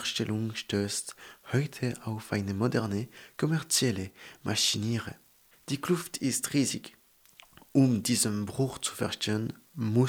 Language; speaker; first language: German; native; German